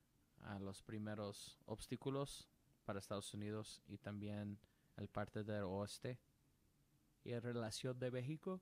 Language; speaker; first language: Spanish; non-native, learner; English